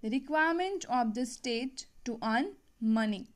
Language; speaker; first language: English; non-native, local second language; Gujarati